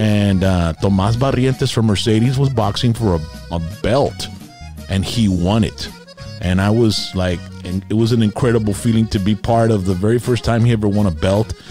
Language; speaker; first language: English; early bilingual, other home language; Spanish